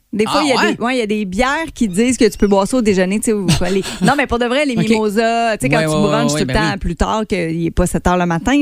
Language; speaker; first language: French; native; French